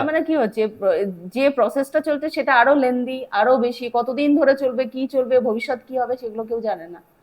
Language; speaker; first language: Bangla; native; Bangla